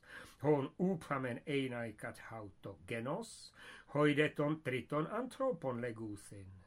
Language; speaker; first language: Greek; non-native, fluent; English